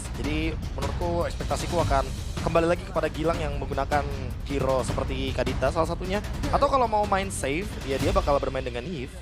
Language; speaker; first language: Indonesian; native; Indonesian